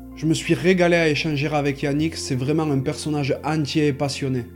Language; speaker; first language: French; native; French